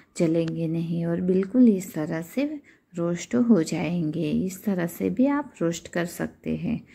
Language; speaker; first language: Hindi; non-native, local second language; Gujarati